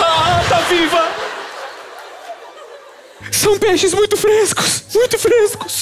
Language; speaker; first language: Portuguese; native; Portuguese